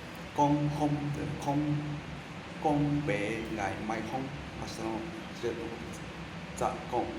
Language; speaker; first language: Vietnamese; non-native, learner; Japanese